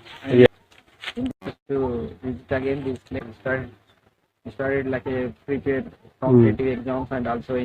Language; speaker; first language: English; non-native, learner; Telugu